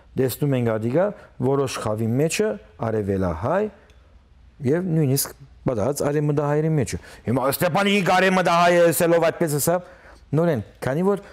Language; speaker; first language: Armenian; early bilingual, heritage; Armenian